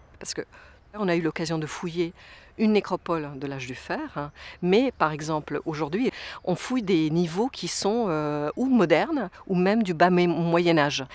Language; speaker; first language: French; non-native, fluent; Italian